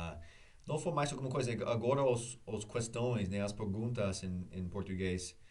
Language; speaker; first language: Portuguese; non-native, learner; English